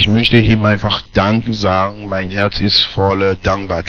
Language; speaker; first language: German; non-native, fluent; French